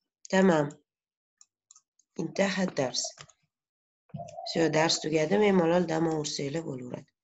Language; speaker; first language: Arabic; non-native, fluent; Uzbek